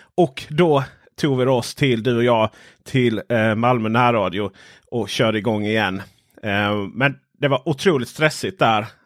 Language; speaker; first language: Swedish; native; Swedish